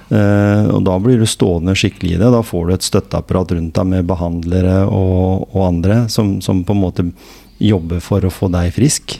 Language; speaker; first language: Norwegian; native; Norwegian